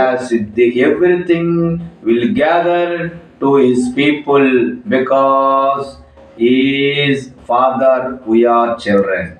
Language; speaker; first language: English; non-native, local second language; Telugu